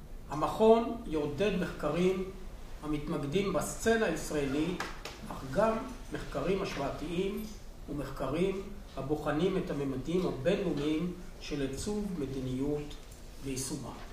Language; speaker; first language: Hebrew; native; Hebrew